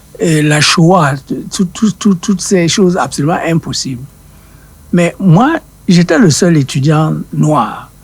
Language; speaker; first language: French; non-native, local second language; Duala